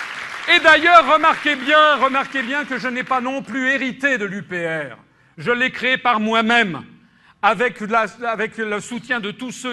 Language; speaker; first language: French; native; French